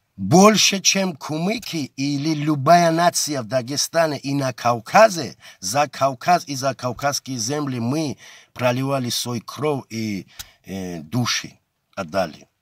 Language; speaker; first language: Russian; non-native, local second language; Avaric